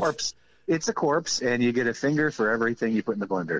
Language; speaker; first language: English; native; English